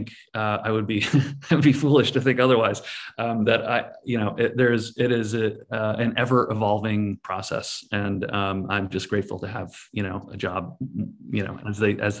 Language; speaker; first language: English; native; English